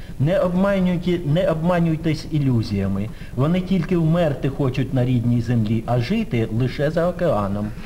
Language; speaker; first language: Ukrainian; native; Ukrainian